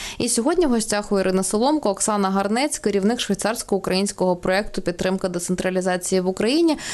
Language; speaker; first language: Ukrainian; native; Ukrainian